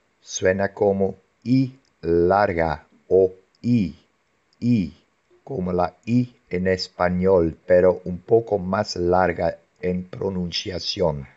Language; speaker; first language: Spanish; non-native, fluent; Dutch